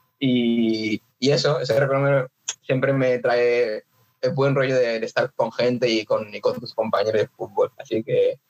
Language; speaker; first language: Spanish; early bilingual, other home language; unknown